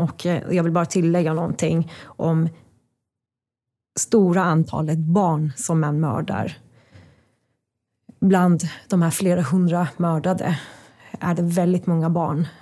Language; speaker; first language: Swedish; non-native, fluent; Persian